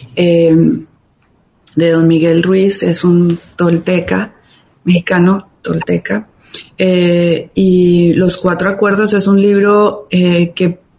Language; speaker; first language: Spanish; native; Spanish